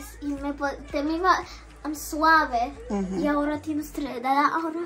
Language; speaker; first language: Spanish; early bilingual, heritage; Spanish